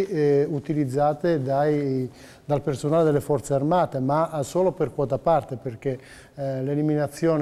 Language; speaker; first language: Italian; native; Italian